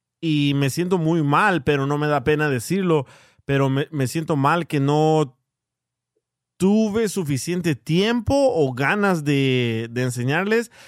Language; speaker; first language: Spanish; early bilingual, heritage; Spanish